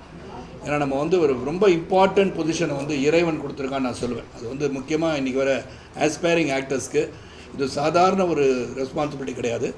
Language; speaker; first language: Tamil; native; Tamil